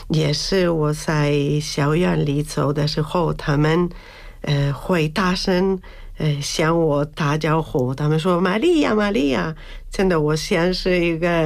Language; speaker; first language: Chinese; non-native, learner; Spanish